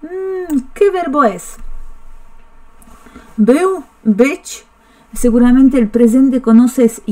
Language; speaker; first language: Spanish; non-native, fluent; Polish